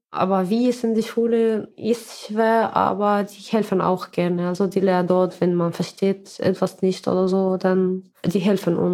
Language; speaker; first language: German; non-native, learner; Arabic